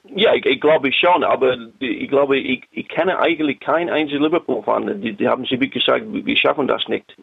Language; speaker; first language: German; non-native, learner; English